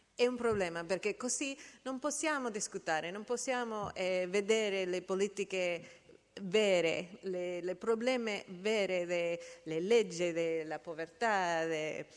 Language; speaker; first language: Italian; non-native, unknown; English